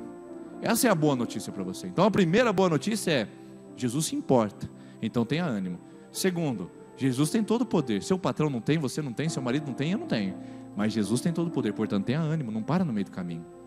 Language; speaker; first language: Portuguese; native; Portuguese